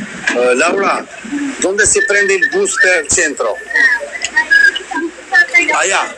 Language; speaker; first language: Spanish; non-native, learner; Albanian